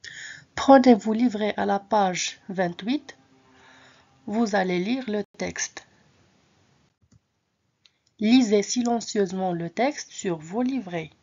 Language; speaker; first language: French; non-native, local second language; Arabic